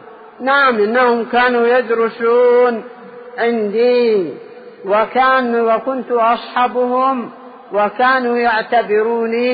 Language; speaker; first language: Arabic; native; Arabic